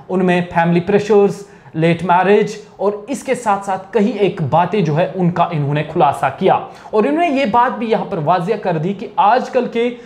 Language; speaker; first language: Hindi; non-native, local second language; Kashmiri